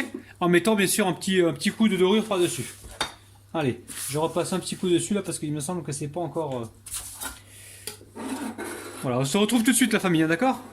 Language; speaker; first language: French; native; French